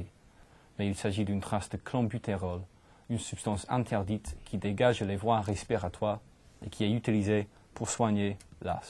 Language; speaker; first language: French; non-native, learner; English